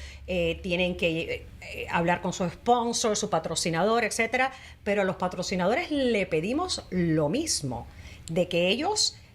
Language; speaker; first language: Spanish; native; Spanish